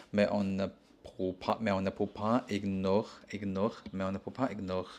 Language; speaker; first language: French; non-native, learner; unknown